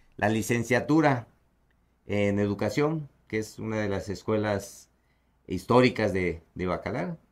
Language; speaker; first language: Spanish; native; Spanish